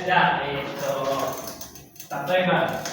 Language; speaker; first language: Japanese; non-native, fluent; Indonesian